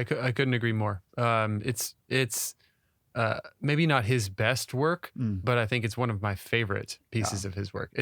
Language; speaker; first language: English; native; English